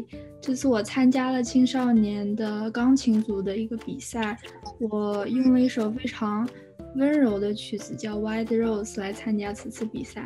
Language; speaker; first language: Chinese; early bilingual, heritage; Chinese